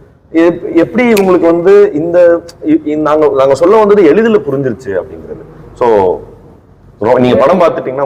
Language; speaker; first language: Tamil; native; Tamil